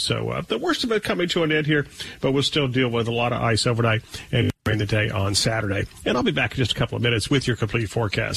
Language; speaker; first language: English; native; English